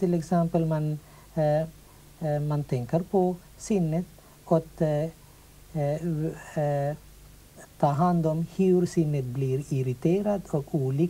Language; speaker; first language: Swedish; non-native, fluent; Sinhala